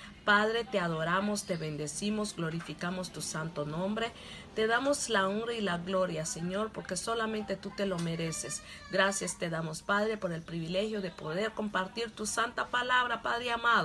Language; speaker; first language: Spanish; non-native, local second language; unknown